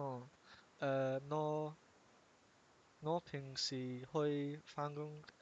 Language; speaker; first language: Cantonese; non-native, learner; English